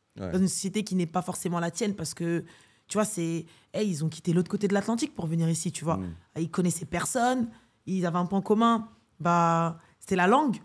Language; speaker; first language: French; native; French